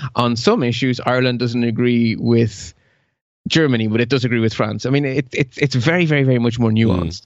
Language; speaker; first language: English; early bilingual, other home language; Dutch